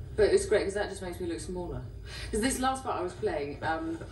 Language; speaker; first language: English; native; English